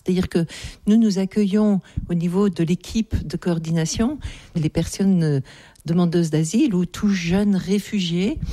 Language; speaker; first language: French; native; French